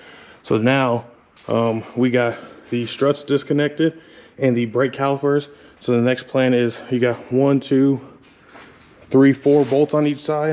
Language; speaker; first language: English; native; English